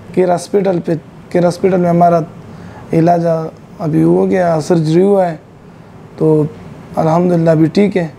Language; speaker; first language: Hindi; non-native, learner; Persian